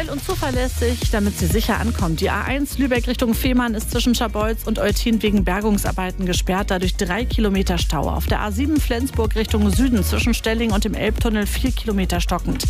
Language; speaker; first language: German; native; German